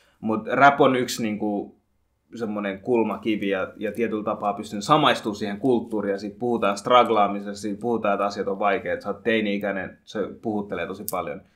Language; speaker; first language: Finnish; early bilingual, other home language; Bangla